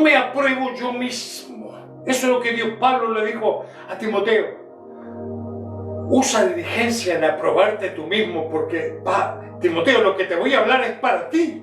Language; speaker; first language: Spanish; native; Spanish